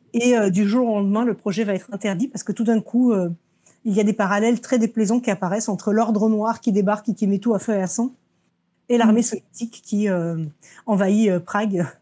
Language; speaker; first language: French; early bilingual, other home language; Russian